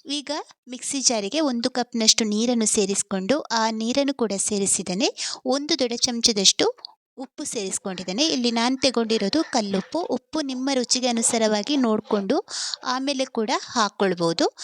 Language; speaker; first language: Kannada; non-native, local second language; Tulu